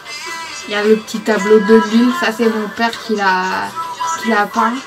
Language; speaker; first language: French; non-native, local second language; Morisyen